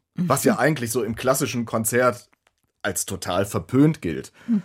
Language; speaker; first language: German; native; German